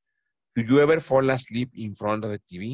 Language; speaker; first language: English; non-native, fluent; Spanish